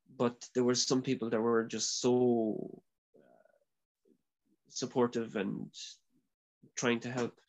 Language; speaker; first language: English; native; English